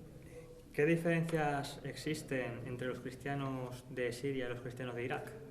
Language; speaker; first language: Spanish; native; Spanish